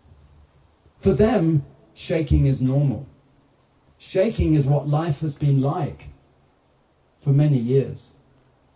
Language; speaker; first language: English; native; English